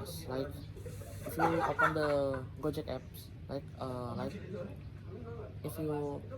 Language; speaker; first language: English; non-native, learner; Indonesian